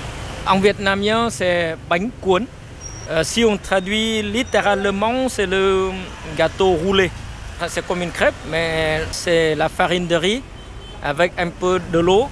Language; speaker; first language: French; non-native, fluent; Vietnamese